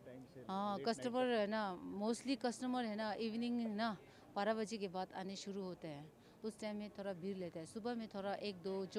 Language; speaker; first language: Hindi; non-native, local second language; Tibetan